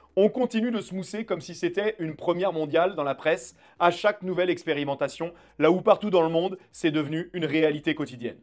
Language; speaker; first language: French; native; French